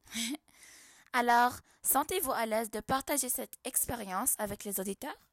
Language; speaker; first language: French; non-native, local second language; Arabic